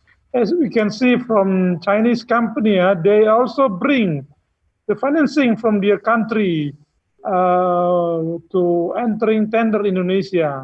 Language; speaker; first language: English; non-native, learner; Indonesian